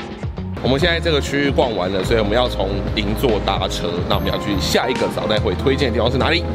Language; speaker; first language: Chinese; native; Chinese